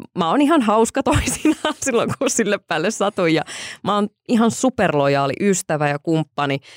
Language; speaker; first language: Finnish; native; Finnish